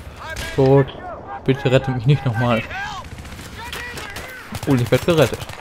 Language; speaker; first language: German; native; German